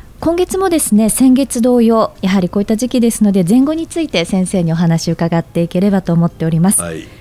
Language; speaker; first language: Japanese; native; Japanese